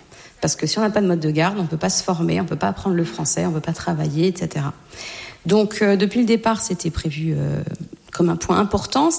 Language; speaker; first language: French; native; French